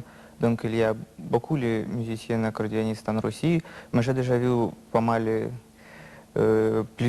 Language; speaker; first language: French; non-native, learner; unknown